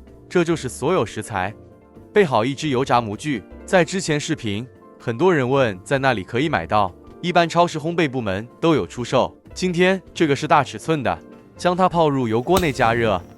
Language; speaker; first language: Chinese; native; Chinese